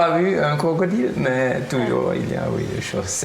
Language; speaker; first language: French; non-native, fluent; German